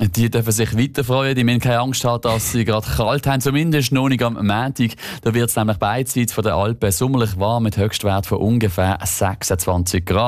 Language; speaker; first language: German; native; German